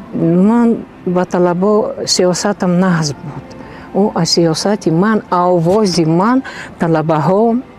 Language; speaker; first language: Tajik; non-native, fluent; Russian